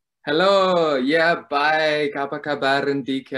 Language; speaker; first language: Indonesian; non-native, learner; English